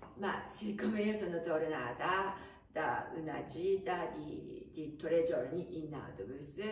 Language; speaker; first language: Italian; non-native, fluent; Japanese